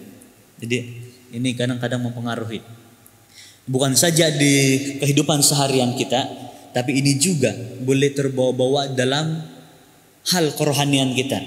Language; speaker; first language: Malay; native; Malay